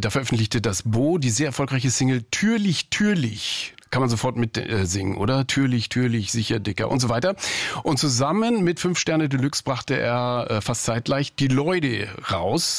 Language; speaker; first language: German; native; German